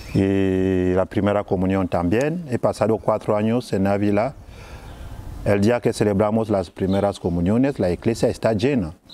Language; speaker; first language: Spanish; non-native, fluent; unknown